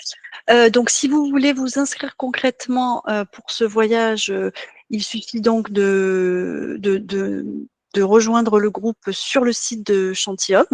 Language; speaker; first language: French; native; French